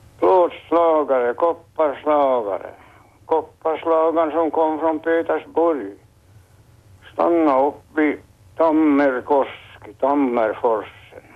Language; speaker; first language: Swedish; native; Swedish